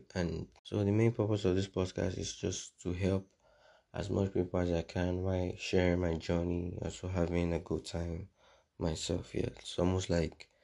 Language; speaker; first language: English; non-native, local second language; Yoruba